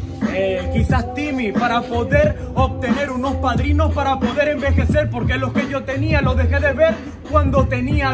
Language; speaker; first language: Spanish; native; Spanish